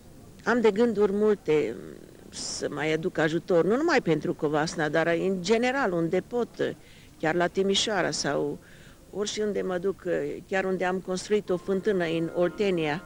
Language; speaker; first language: Romanian; non-native, local second language; Hungarian